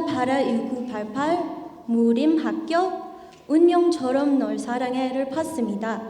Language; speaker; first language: Korean; non-native, learner; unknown